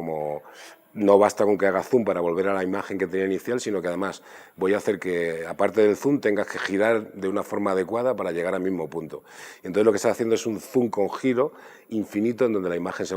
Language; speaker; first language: Spanish; native; Spanish